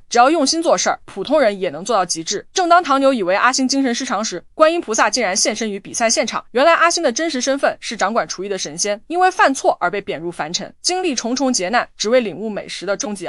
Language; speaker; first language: Chinese; native; Chinese